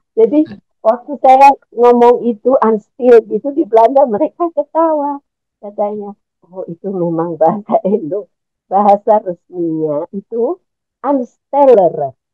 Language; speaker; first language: Indonesian; native; Indonesian